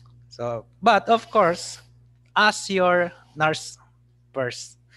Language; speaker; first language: English; non-native, local second language; Filipino